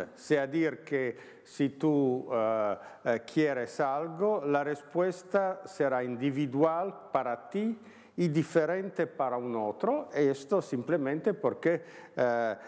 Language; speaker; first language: Spanish; non-native, learner; Italian